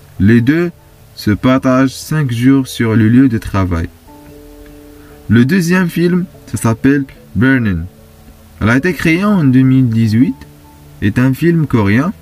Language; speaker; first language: French; non-native, fluent; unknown